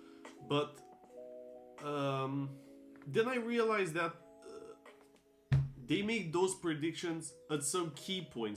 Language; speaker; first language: English; non-native, fluent; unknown